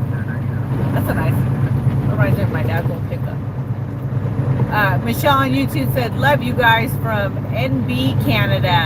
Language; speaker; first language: English; native; English